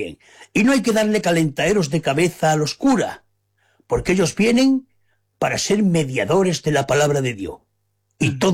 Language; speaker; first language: Spanish; native; Spanish